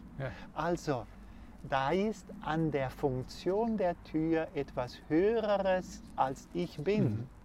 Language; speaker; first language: German; non-native, fluent; Portuguese